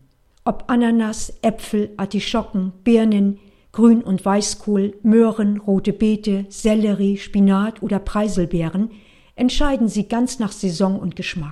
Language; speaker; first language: German; native; German